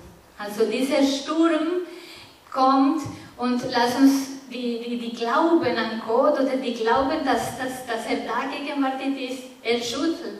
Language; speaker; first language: German; non-native, fluent; Spanish